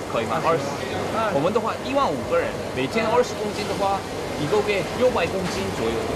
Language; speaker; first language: Chinese; non-native, learner; Korean